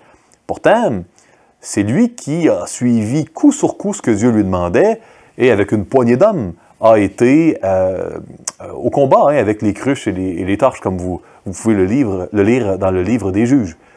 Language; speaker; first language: French; native; French